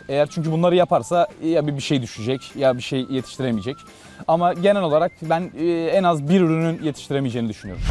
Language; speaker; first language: Turkish; native; Turkish